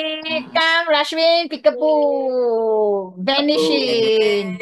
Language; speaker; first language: English; non-native, local second language; Chinese